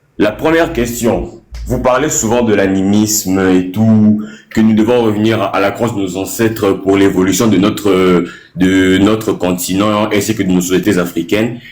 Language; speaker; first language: French; non-native, local second language; Lingala